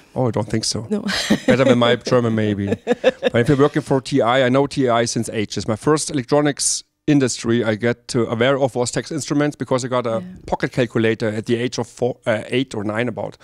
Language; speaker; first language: English; non-native, learner; German